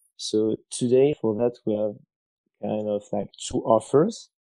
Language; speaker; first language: English; non-native, fluent; French